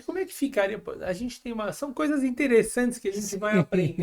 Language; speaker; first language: Portuguese; native; Portuguese